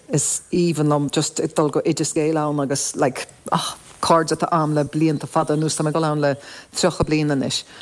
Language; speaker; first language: Irish; non-native, local second language; English